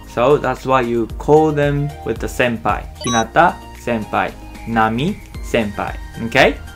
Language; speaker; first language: English; non-native, fluent; Japanese